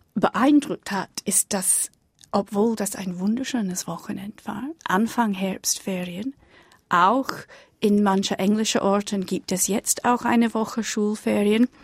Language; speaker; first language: German; non-native, fluent; English